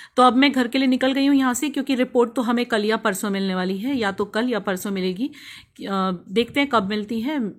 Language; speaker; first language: Hindi; native; Hindi